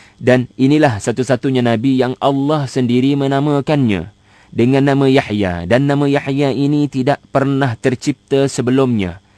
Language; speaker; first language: Malay; native; Malay